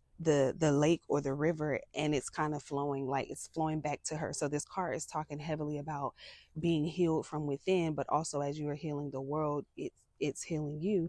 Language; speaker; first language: English; native; English